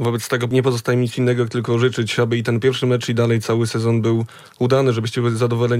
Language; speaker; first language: Polish; native; Polish